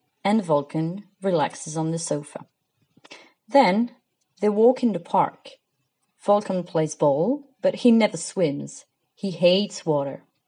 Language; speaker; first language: English; non-native, fluent; French